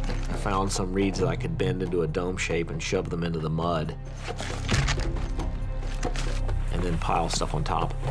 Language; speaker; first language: English; native; English